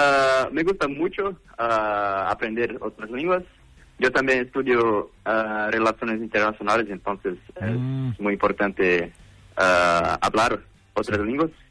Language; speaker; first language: Spanish; non-native, learner; Portuguese